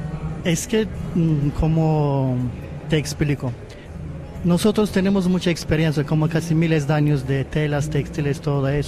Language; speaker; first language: Spanish; non-native, fluent; Turkish